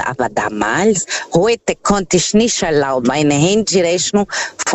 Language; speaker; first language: German; non-native, learner; Portuguese